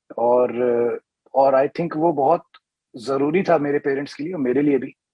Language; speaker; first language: Hindi; native; Hindi